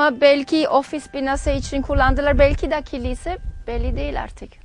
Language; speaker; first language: Turkish; non-native, learner; German